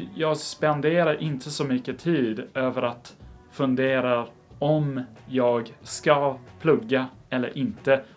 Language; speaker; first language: Swedish; non-native, fluent; English